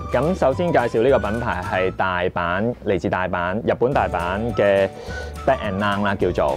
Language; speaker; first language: Cantonese; native; Cantonese